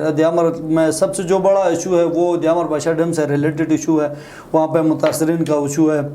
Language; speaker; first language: Urdu; non-native, local second language; Shina